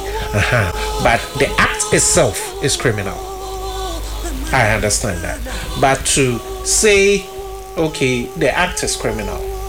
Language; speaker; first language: English; non-native, local second language; Akan